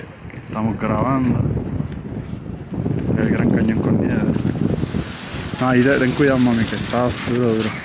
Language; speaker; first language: Spanish; native; Spanish